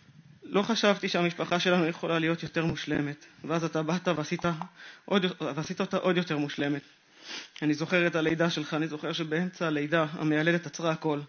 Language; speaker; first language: Hebrew; native; Hebrew